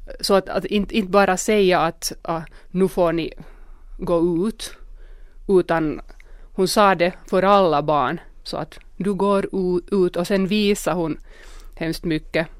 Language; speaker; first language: Swedish; non-native, local second language; Finnish